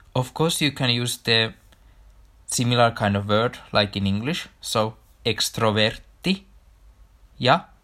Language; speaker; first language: English; non-native, fluent; Finnish